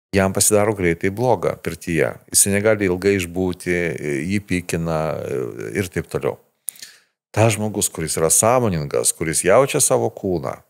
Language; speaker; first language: Lithuanian; early bilingual, other home language; Ukrainian